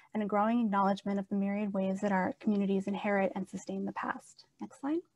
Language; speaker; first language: English; native; English